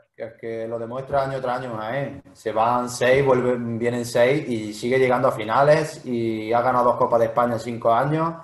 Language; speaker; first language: Spanish; native; Spanish